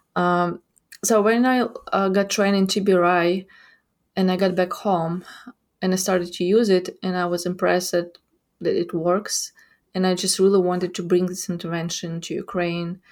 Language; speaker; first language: English; non-native, fluent; Ukrainian